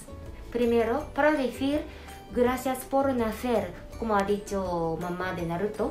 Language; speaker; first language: Spanish; non-native, fluent; Japanese